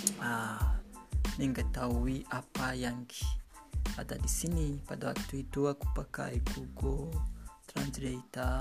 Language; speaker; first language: Indonesian; non-native, learner; Kinyarwanda